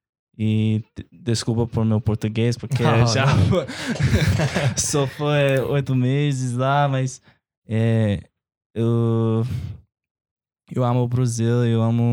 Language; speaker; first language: Portuguese; non-native, learner; English